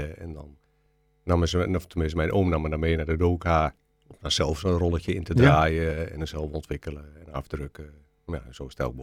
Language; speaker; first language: Dutch; native; Dutch